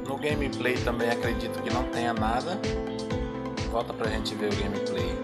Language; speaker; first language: Portuguese; native; Portuguese